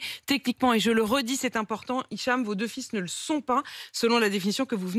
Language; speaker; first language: French; native; French